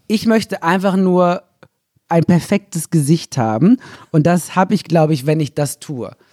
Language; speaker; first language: German; native; German